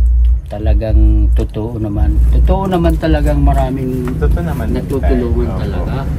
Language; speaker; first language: Filipino; native; Filipino